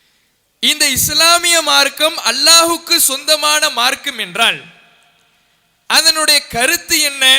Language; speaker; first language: Tamil; native; Tamil